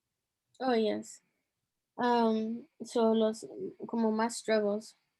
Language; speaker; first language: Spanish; early bilingual, heritage; Spanish